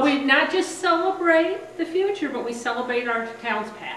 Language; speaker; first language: English; native; English